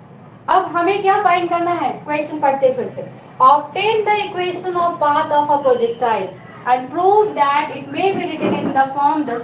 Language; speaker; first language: Hindi; native; Hindi